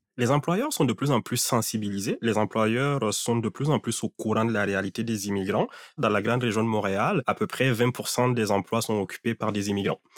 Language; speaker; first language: French; non-native, local second language; Fula